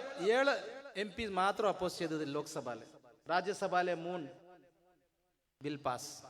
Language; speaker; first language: Malayalam; non-native, learner; Urdu